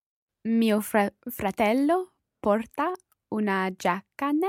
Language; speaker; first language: Italian; non-native, learner; English